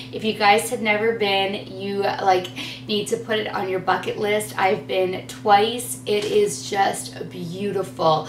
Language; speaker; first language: English; native; English